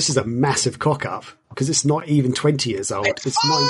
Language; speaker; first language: English; native; English